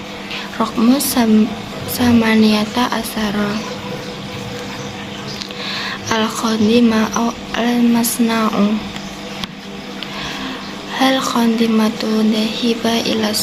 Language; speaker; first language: Arabic; non-native, learner; Indonesian